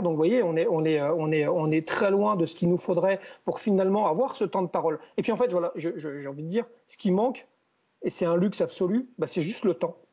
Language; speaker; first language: French; native; French